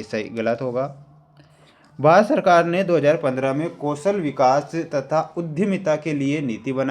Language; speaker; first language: Hindi; native; Hindi